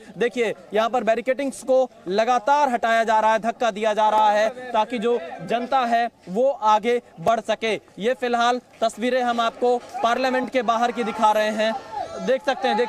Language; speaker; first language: Hindi; native; Hindi